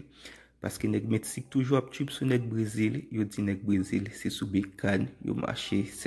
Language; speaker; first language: French; non-native, local second language; Haitian Creole